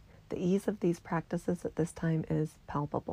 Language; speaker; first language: English; native; English